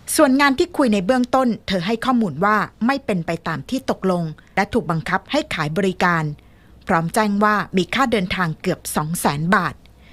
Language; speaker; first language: Thai; native; Thai